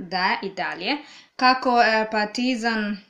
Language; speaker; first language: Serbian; non-native, learner; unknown